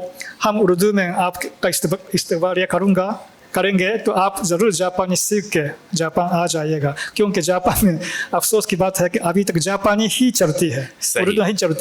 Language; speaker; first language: Hindi; non-native, fluent; Japanese